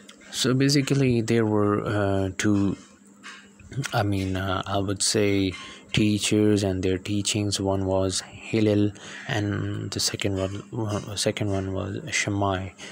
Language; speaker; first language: English; non-native, local second language; Punjabi